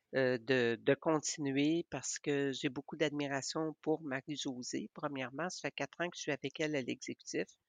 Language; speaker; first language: French; native; French